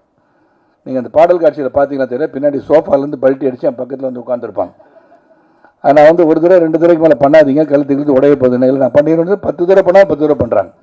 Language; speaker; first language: Tamil; native; Tamil